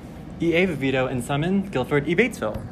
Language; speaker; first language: Spanish; non-native, learner; English